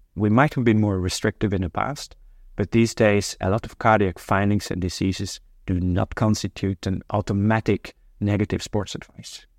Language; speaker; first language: English; non-native, fluent; Norwegian